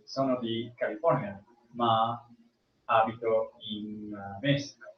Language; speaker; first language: Italian; non-native, learner; English